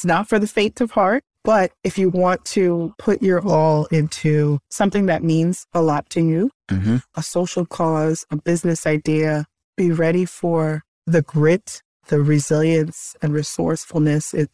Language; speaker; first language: English; early bilingual, other home language; Haitian Creole